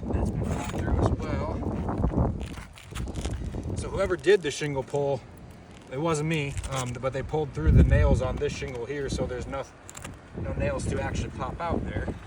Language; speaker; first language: English; native; English